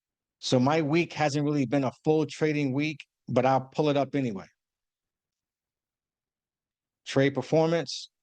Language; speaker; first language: English; native; English